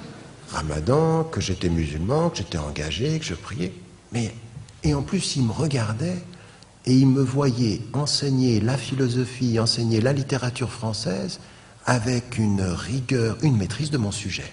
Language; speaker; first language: French; native; French